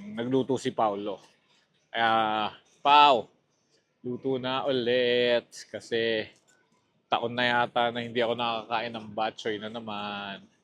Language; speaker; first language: Filipino; non-native, local second language; Hiligaynon